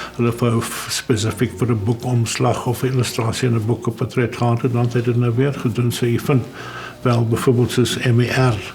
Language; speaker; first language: Afrikaans; early bilingual, other home language; German